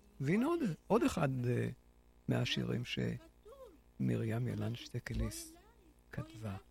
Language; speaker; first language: Hebrew; native; Hebrew